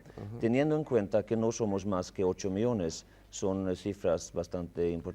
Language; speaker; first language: Spanish; non-native, fluent; Swedish